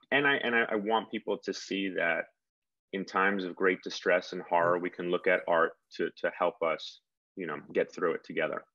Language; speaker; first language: English; native; English